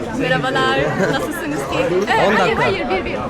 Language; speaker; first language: Turkish; non-native, learner; Arabic